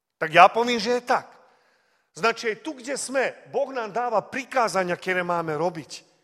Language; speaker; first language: Slovak; early bilingual, heritage; Slovak